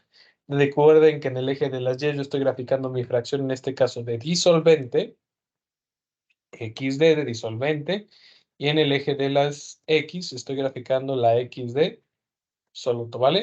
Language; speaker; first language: Spanish; native; Spanish